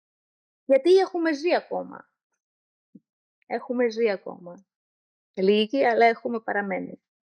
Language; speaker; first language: Greek; non-native, learner; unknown